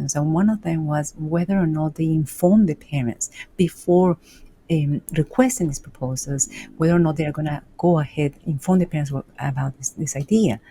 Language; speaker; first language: English; non-native, fluent; Spanish